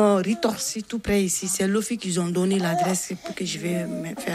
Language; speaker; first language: French; non-native, learner; Bambara